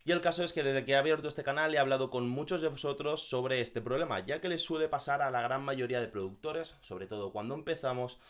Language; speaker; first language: Spanish; native; Spanish